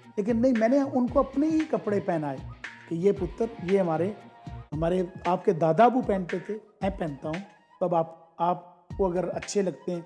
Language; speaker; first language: Urdu; non-native, local second language; Punjabi